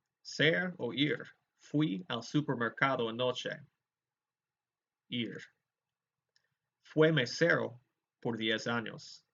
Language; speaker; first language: Spanish; non-native, fluent; English